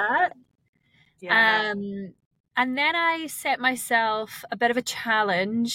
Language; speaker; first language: English; native; English